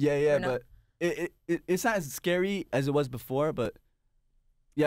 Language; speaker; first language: English; native; English